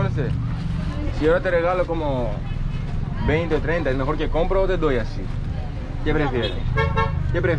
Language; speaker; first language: Spanish; non-native, learner; Greek